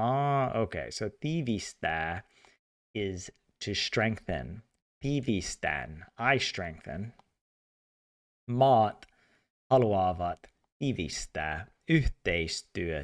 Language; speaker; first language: Finnish; non-native, learner; English